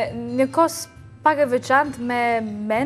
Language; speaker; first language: Albanian; non-native, learner; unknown